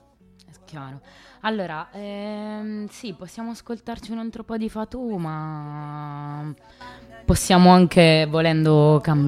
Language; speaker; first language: Italian; native; Italian